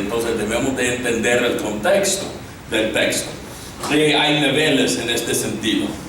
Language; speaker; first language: Spanish; non-native, fluent; English